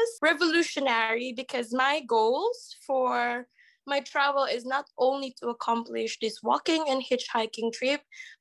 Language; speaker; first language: English; non-native, local second language; Iloko